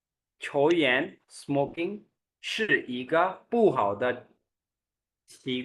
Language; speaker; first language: Chinese; non-native, fluent; Urdu